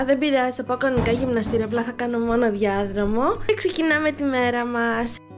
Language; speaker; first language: Greek; native; Greek